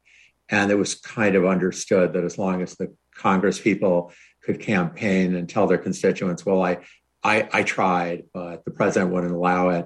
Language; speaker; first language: English; native; English